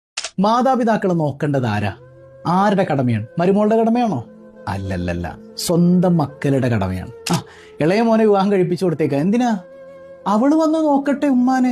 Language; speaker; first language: Malayalam; native; Malayalam